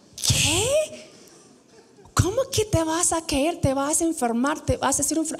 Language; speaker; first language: Spanish; non-native, fluent; English